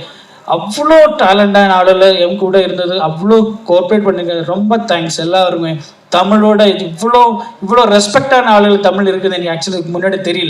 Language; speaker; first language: Tamil; non-native, learner; Malayalam